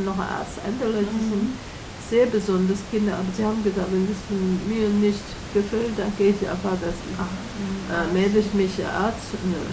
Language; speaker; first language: German; non-native, learner; Chinese